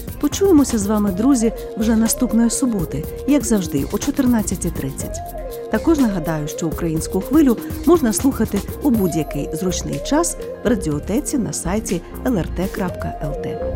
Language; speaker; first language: Ukrainian; native; Ukrainian